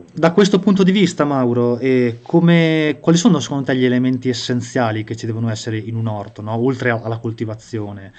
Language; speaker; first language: Italian; native; Italian